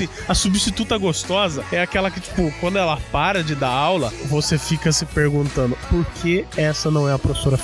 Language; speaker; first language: Portuguese; native; Portuguese